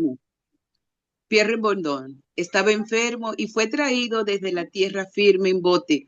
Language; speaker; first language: Spanish; native; Spanish